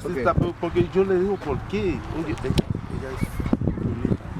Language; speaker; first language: Spanish; non-native, learner; Haitian Creole